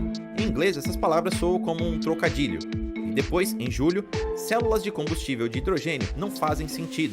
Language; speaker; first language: Portuguese; native; Portuguese